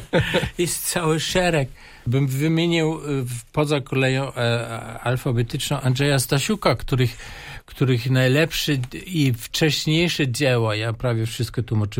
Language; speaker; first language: Polish; non-native, fluent; German